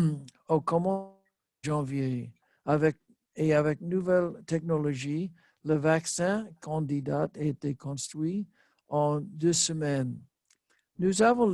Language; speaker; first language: French; non-native, learner; English